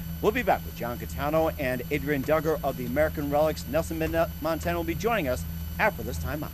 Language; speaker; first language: English; native; English